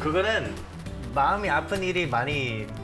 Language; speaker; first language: Korean; non-native, fluent; English